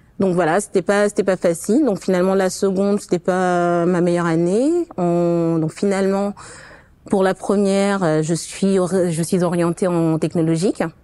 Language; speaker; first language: French; non-native, fluent; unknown